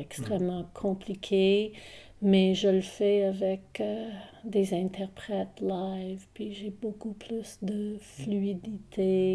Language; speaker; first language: French; non-native, local second language; English